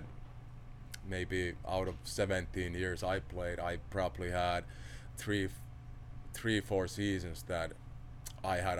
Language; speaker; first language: English; non-native, fluent; Finnish